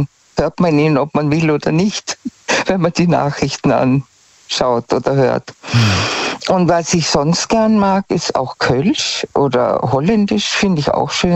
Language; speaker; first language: German; native; German